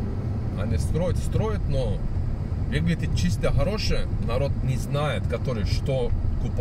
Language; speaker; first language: Russian; non-native, learner; Turkish